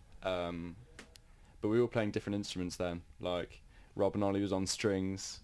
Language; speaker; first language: English; native; English